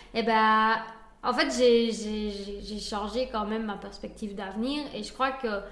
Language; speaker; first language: French; early bilingual, other home language; Spanish